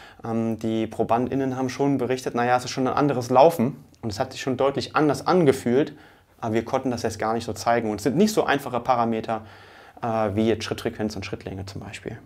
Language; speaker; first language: German; native; German